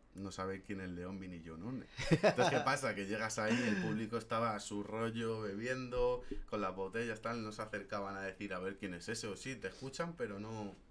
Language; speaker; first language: Spanish; native; Spanish